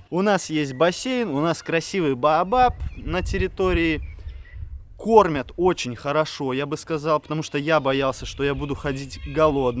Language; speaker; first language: Russian; native; Russian